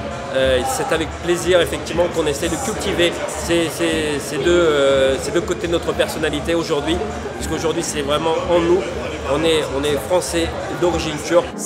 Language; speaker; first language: French; early bilingual, other home language; Turkish